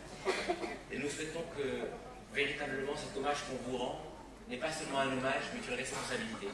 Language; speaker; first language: French; non-native, local second language; Arabic